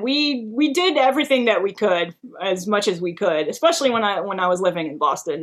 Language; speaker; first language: English; non-native, fluent; Hebrew